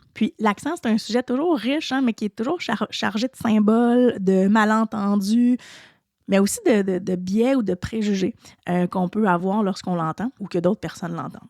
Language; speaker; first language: French; native; French